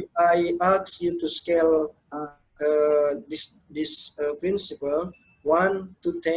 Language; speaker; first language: English; non-native, learner; Indonesian